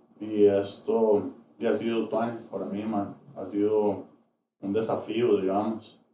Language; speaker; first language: Spanish; native; Spanish